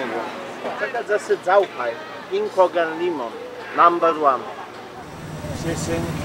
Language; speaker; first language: Chinese; non-native, learner; Polish